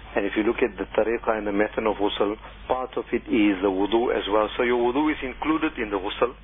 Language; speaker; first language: English; native; English